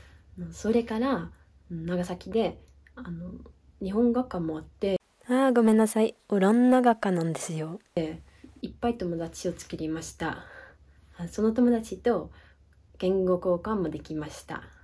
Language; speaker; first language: Japanese; non-native, fluent; Dutch